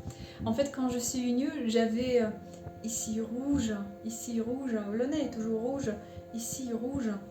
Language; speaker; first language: French; non-native, learner; Russian